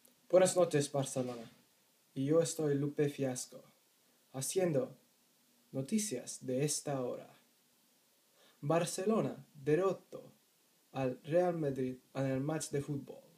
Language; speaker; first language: Spanish; non-native, learner; English